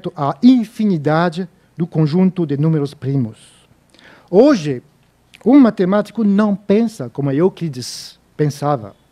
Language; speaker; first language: Portuguese; non-native, fluent; French